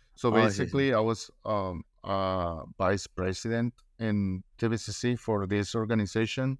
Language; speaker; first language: English; non-native, learner; Spanish